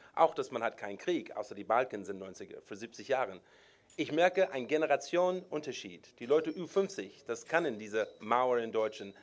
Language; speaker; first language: German; non-native, fluent; English